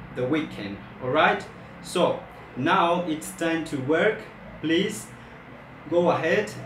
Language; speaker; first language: English; non-native, fluent; Spanish